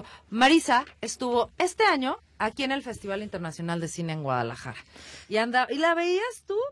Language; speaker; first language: Spanish; native; Spanish